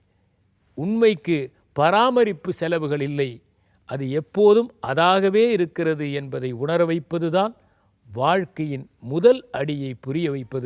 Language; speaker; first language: Tamil; native; Tamil